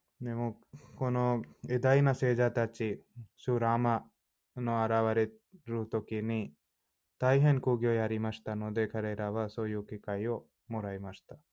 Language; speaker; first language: Japanese; non-native, fluent; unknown